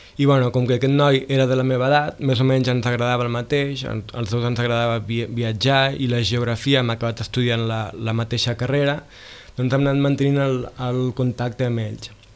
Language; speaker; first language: Catalan; native; Catalan